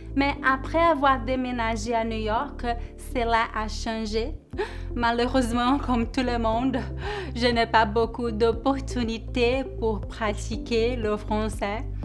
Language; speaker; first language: French; non-native, fluent; Portuguese